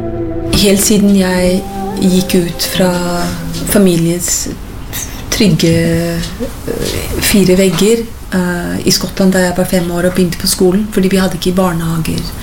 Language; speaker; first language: Norwegian; non-native, fluent; English